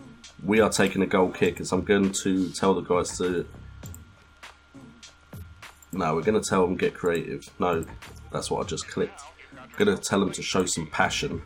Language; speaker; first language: English; native; English